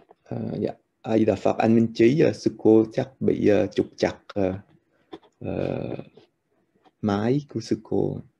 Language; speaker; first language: Vietnamese; early bilingual, heritage; Vietnamese